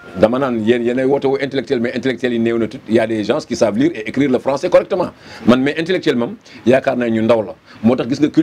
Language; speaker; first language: Wolof; non-native, local second language; Serer